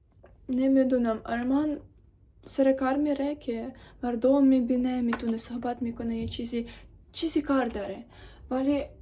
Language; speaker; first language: Persian; non-native, learner; Ukrainian